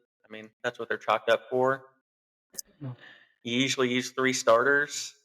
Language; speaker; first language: English; native; English